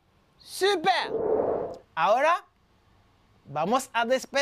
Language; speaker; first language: Spanish; non-native, fluent; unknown